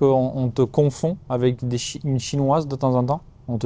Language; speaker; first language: French; native; French